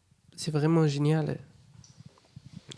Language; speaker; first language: French; non-native, learner; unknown